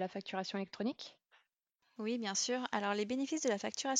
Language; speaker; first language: French; native; French